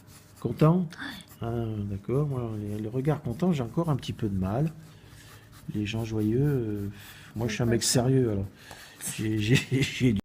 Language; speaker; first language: French; native; French